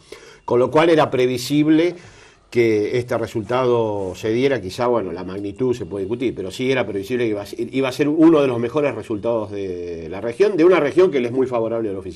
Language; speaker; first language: Spanish; native; Spanish